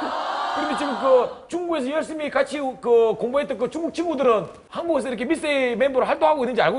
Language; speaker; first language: Korean; native; Korean